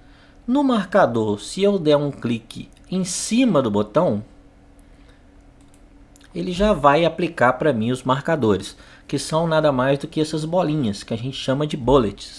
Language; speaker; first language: Portuguese; native; Portuguese